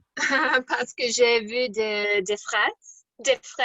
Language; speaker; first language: French; non-native, learner; English